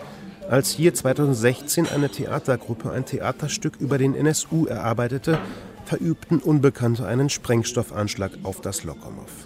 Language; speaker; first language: German; native; German